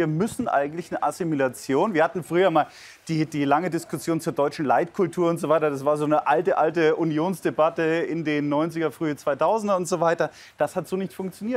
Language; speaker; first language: German; native; German